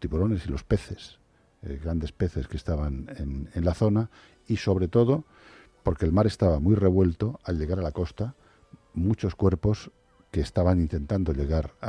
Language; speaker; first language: Spanish; native; Spanish